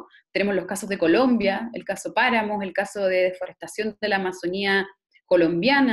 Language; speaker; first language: Spanish; native; Spanish